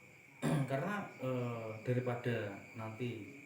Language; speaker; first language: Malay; non-native, local second language; Javanese